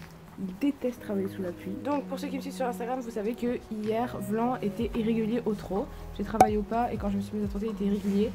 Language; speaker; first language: French; native; French